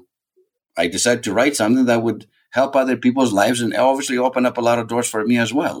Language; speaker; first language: English; non-native, fluent; Greek